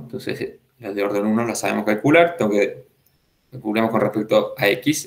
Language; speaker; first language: Spanish; native; Spanish